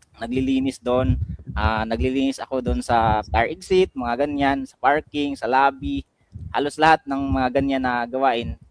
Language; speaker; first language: Filipino; non-native, local second language; Cebuano